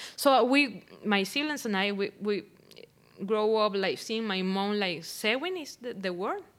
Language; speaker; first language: English; non-native, fluent; Spanish